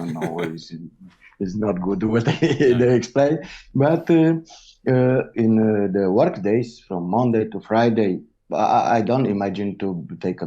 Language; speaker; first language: English; non-native, learner; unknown